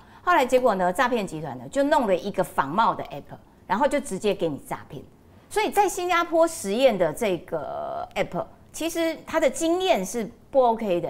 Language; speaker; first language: Chinese; native; Chinese